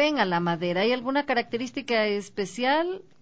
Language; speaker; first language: Spanish; native; Spanish